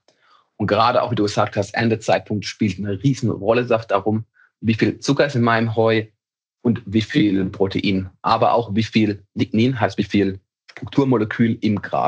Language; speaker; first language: German; native; German